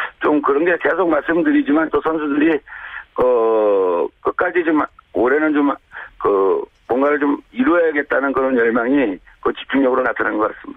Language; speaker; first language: Korean; native; Korean